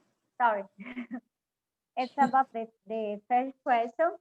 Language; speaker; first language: English; non-native, learner; Portuguese